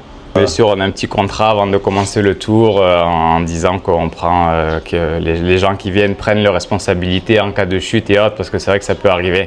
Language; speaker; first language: French; native; French